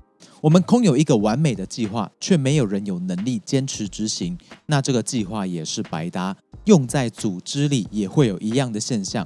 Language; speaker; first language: Chinese; native; Chinese